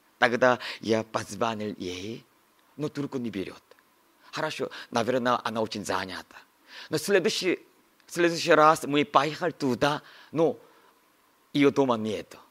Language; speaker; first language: Russian; non-native, learner; Korean